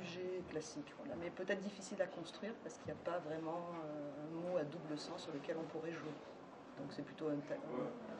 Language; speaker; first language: French; native; French